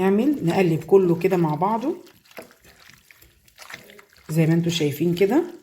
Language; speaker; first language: Arabic; native; Arabic